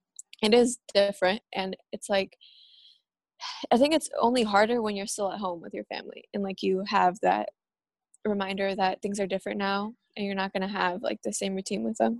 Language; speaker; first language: English; early bilingual, other home language; Spanish